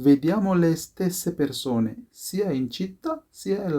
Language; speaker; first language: Italian; non-native, fluent; Sinhala